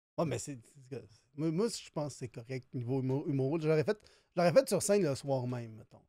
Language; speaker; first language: French; native; French